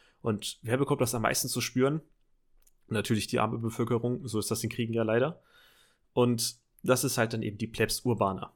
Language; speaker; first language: German; native; German